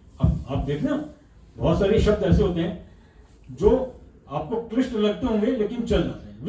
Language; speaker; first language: Hindi; native; Hindi